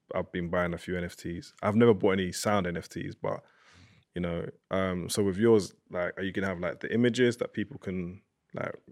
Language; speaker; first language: English; early bilingual, other home language; Yoruba